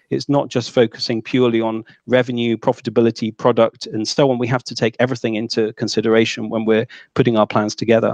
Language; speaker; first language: English; native; English